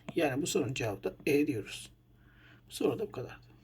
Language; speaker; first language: Turkish; native; Turkish